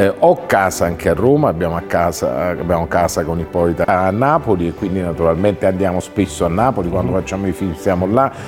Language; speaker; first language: Italian; native; Italian